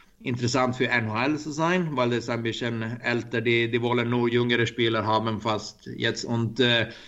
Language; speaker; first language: German; non-native, learner; Swedish